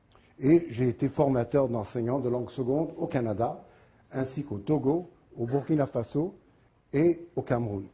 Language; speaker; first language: French; native; French